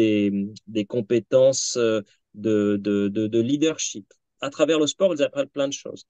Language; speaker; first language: French; native; French